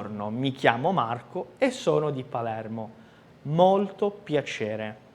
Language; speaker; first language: Italian; non-native, fluent; Portuguese